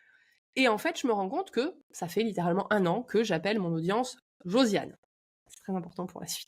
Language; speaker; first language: French; native; French